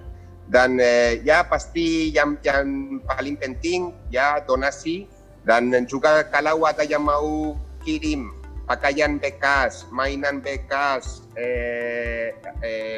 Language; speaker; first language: Indonesian; non-native, fluent; Spanish